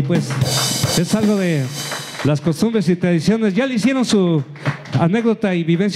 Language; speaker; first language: Spanish; native; Spanish